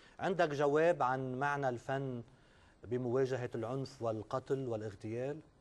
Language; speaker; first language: Arabic; native; Arabic